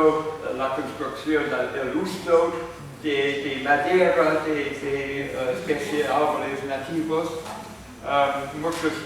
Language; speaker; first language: Spanish; non-native, fluent; English